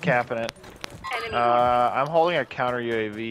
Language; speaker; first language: English; native; English